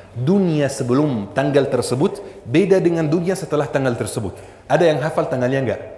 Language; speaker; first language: Indonesian; non-native, fluent; Arabic